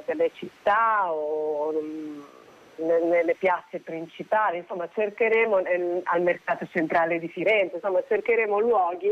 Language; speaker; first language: Italian; native; Italian